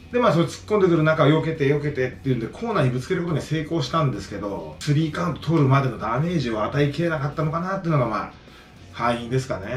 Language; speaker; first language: Japanese; native; Japanese